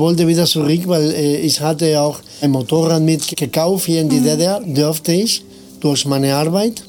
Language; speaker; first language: German; non-native, fluent; Spanish